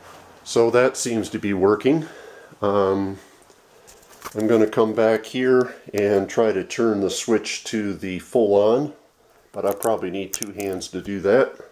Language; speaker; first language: English; native; English